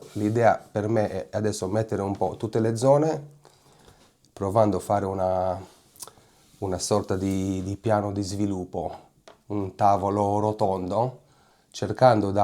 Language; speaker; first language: Italian; non-native, fluent; Hebrew